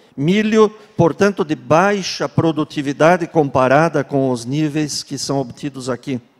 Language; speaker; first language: Portuguese; native; Portuguese